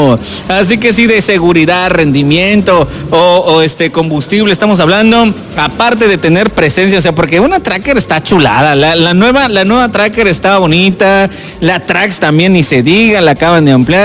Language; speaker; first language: Spanish; native; Spanish